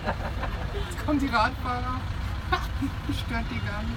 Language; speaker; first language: German; native; German